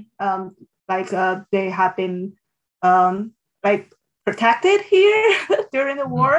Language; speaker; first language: English; non-native, fluent; Chinese